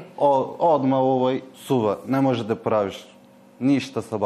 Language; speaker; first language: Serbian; non-native, learner; Turkish